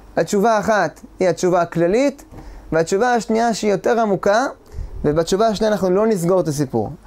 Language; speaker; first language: Hebrew; native; Hebrew